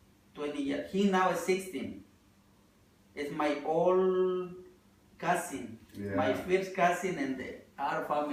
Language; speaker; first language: English; non-native, learner; Spanish